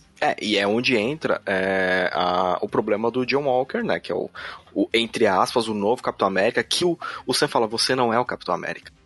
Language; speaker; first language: Portuguese; native; Portuguese